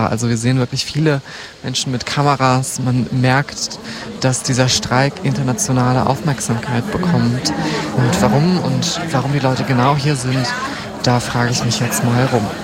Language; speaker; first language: German; native; German